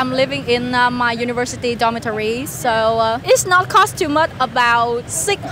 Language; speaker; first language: English; non-native, learner; Vietnamese